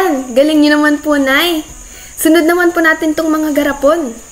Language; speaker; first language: Filipino; native; Filipino